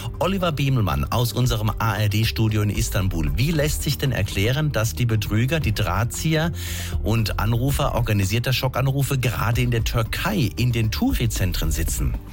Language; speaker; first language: German; native; German